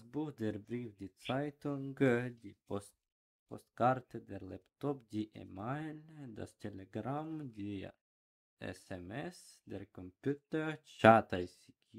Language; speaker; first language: German; non-native, learner; Ukrainian